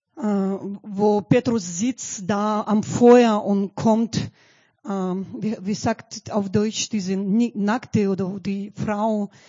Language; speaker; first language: German; non-native, fluent; Russian